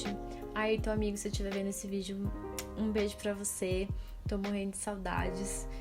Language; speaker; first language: Portuguese; native; Portuguese